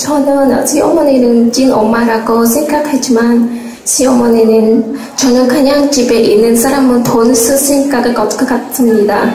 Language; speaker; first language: Korean; non-native, learner; Khmer